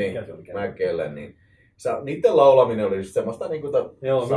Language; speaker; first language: Finnish; native; Finnish